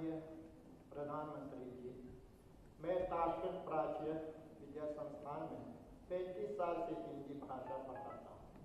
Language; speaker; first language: Hindi; non-native, fluent; Uzbek